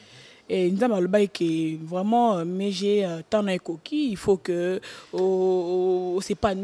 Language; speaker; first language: French; non-native, local second language; Lingala